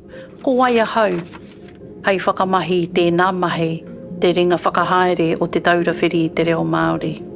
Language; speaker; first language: Māori; non-native, local second language; English